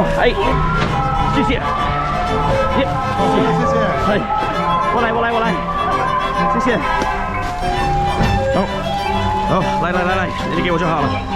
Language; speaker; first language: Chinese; non-native, fluent; English